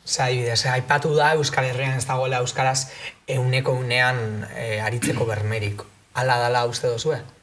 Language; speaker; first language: Basque; native; Basque